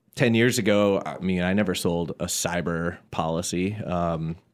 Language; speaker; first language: English; native; English